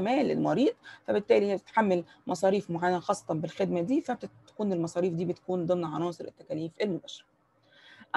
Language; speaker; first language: Arabic; native; Arabic